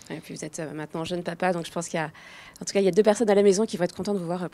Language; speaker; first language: French; native; French